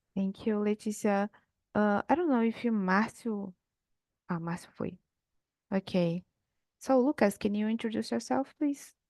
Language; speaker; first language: English; non-native, learner; Portuguese